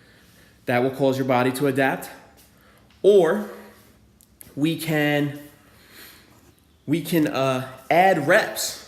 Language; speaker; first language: English; native; English